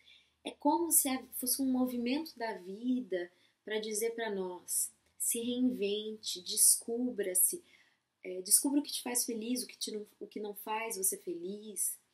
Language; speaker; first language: Portuguese; native; Portuguese